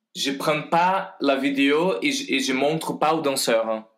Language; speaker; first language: French; non-native, fluent; Portuguese